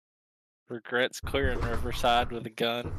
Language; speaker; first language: English; native; English